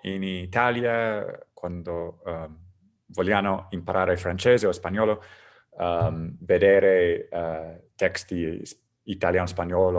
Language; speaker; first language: Italian; non-native, learner; English